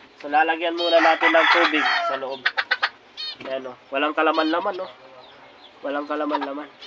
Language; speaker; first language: Filipino; native; Filipino